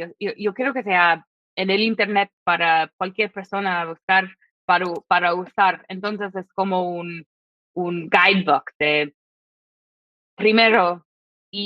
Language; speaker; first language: Spanish; non-native, fluent; English